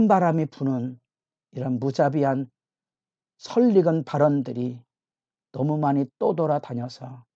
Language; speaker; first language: Korean; native; Korean